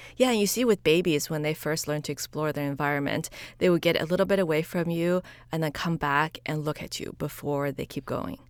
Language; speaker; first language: English; early bilingual, other home language; Chinese